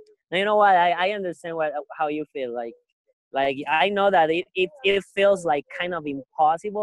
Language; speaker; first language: English; non-native, fluent; Spanish